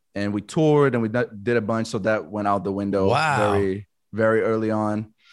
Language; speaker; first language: English; non-native, fluent; Portuguese